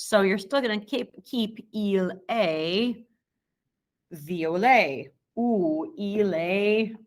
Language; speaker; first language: French; non-native, fluent; English